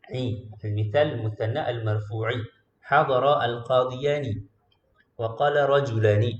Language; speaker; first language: Arabic; non-native, fluent; Malay